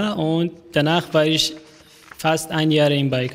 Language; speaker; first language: German; non-native, learner; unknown